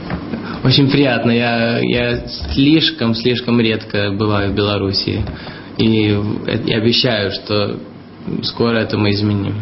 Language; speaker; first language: Russian; early bilingual, heritage; Russian